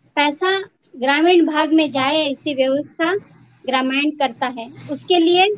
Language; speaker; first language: Hindi; non-native, local second language; Marathi